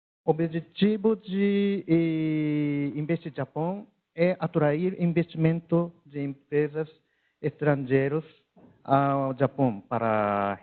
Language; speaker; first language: Portuguese; non-native, learner; Japanese